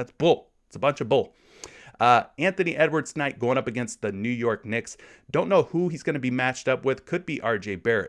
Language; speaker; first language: English; native; English